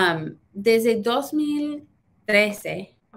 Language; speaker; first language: Spanish; early bilingual, heritage; Spanish